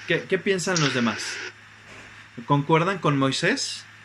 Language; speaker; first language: Spanish; native; Spanish